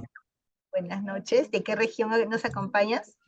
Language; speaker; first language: Spanish; native; Spanish